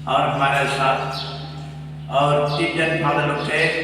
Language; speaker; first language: Hindi; non-native, local second language; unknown